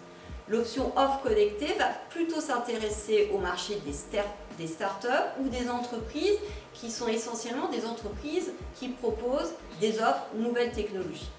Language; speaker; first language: French; native; French